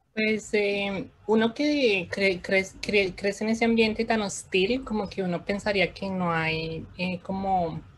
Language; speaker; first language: Spanish; native; Spanish